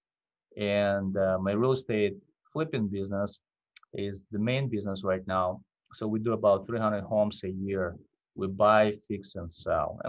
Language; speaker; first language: English; non-native, fluent; Russian